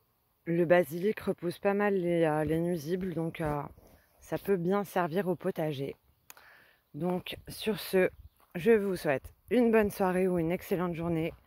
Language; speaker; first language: French; native; French